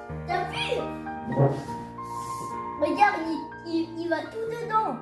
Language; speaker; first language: French; early bilingual, other home language; Hmong